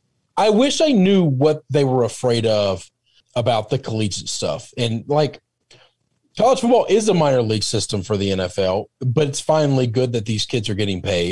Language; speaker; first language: English; native; English